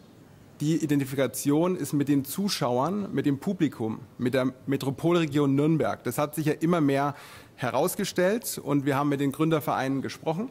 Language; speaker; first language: German; native; German